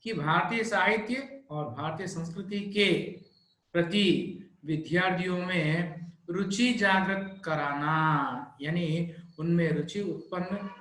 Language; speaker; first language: Hindi; non-native, local second language; Telugu